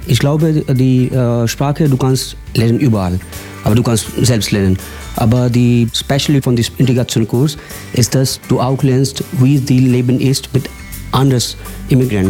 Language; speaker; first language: German; non-native, learner; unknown